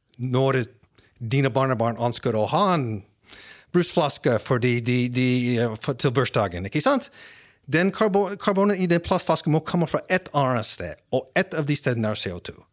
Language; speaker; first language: Norwegian; non-native, fluent; English